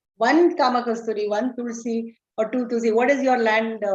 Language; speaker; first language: English; non-native, local second language; Kannada